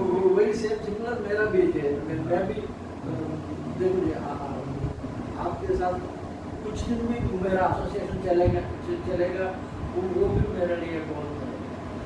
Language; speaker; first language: Hindi; non-native, local second language; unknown